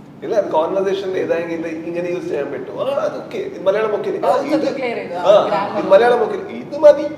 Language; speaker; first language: Malayalam; non-native, learner; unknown